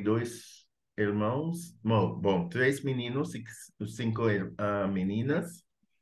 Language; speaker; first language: Portuguese; non-native, fluent; English